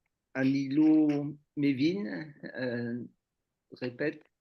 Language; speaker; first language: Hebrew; non-native, learner; French